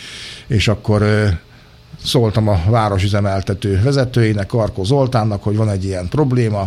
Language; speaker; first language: Hungarian; native; Hungarian